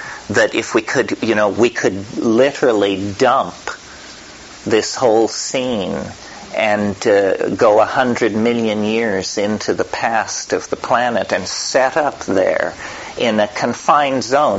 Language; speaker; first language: English; native; English